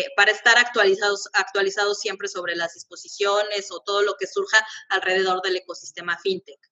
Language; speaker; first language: Spanish; native; Spanish